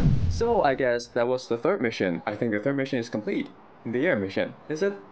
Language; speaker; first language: English; non-native, fluent; Chinese